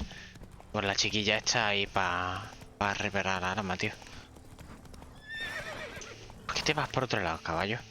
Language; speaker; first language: Spanish; native; Spanish